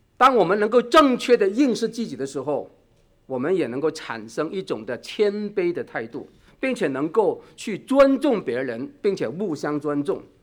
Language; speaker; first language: Chinese; non-native, local second language; Cantonese